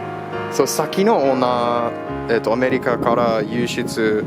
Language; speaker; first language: Japanese; non-native, learner; English